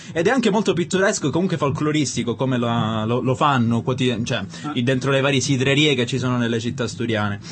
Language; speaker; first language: Italian; native; Italian